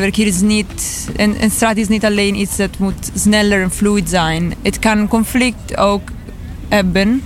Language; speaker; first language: Dutch; non-native, learner; Italian